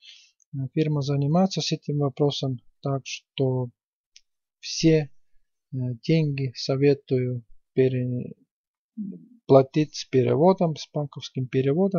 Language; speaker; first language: Russian; non-native, fluent; Estonian